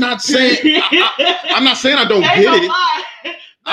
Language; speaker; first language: English; native; English